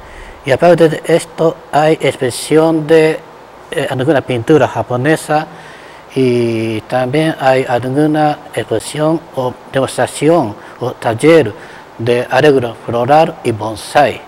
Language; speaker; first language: Spanish; non-native, fluent; Japanese